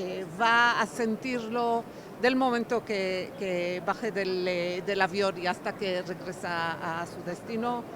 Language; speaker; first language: Spanish; non-native, fluent; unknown